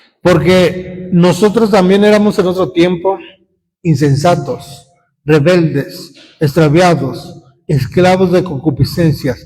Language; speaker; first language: Spanish; native; Spanish